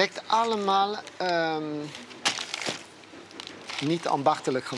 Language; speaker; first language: Dutch; non-native, fluent; French